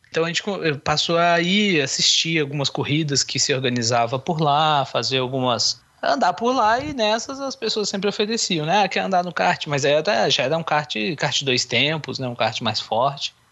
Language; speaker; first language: Portuguese; native; Portuguese